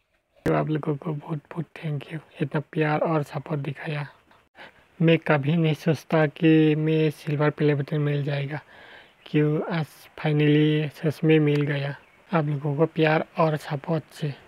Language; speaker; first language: Hindi; non-native, local second language; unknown